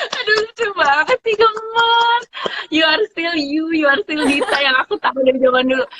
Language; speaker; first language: Indonesian; native; Indonesian